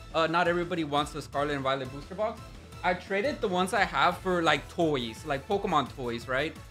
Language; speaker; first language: English; non-native, fluent; Spanish